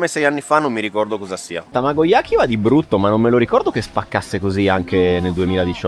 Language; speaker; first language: Italian; native; Italian